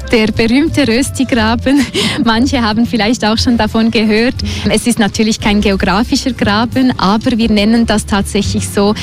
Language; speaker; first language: German; native; German